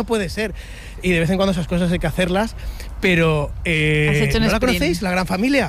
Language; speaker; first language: Spanish; native; Spanish